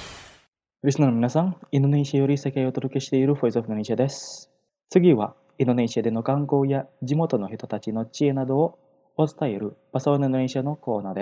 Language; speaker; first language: Japanese; non-native, fluent; Indonesian